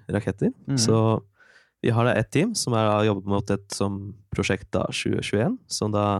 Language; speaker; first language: Norwegian; native; Norwegian